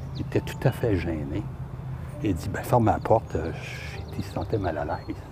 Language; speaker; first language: French; native; French